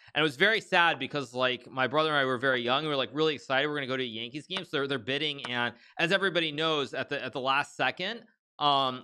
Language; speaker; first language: English; native; English